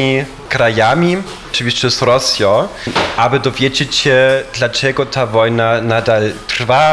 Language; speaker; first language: Polish; non-native, fluent; German